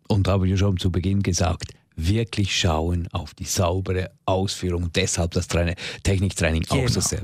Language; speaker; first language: German; native; German